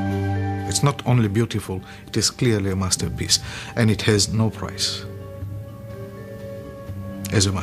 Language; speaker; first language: English; non-native, fluent; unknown